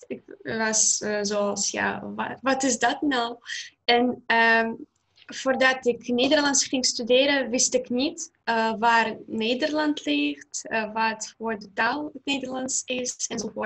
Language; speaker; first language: Dutch; non-native, fluent; Russian